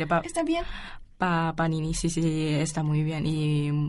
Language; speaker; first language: Spanish; non-native, learner; Chinese